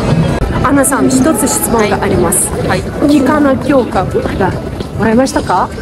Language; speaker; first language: Japanese; non-native, fluent; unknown